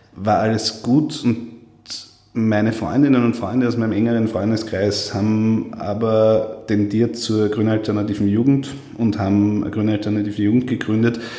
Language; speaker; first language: German; native; German